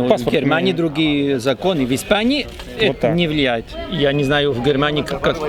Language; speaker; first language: Russian; non-native, fluent; Spanish